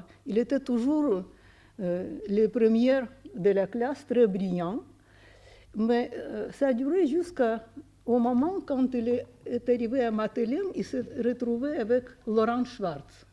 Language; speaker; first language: French; non-native, fluent; Russian